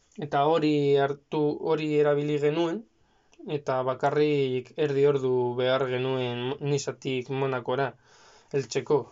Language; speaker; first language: Basque; non-native, local second language; Spanish